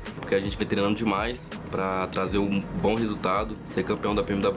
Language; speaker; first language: Portuguese; native; Portuguese